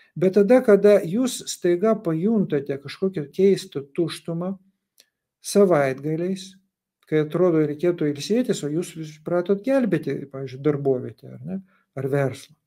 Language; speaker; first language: Lithuanian; non-native, local second language; Russian